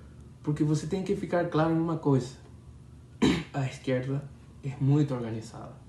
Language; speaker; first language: Portuguese; non-native, learner; Spanish